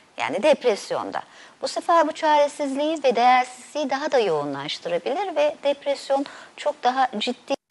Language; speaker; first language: Turkish; native; Turkish